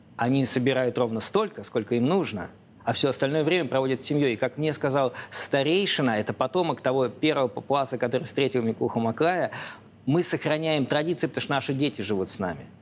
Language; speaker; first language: Russian; native; Russian